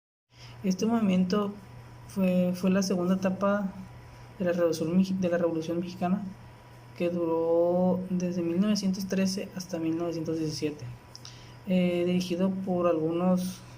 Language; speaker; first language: Spanish; native; Spanish